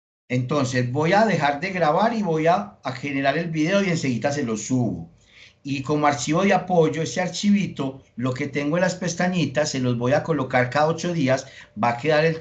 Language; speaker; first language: Spanish; native; Spanish